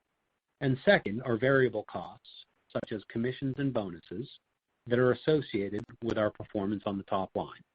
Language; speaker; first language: English; native; English